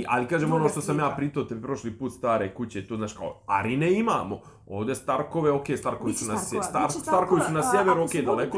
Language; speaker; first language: Serbian; native; Serbian